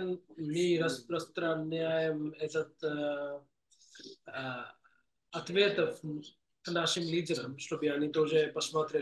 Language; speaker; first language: Russian; non-native, fluent; English